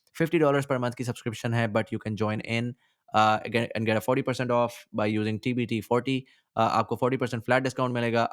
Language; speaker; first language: Urdu; native; Urdu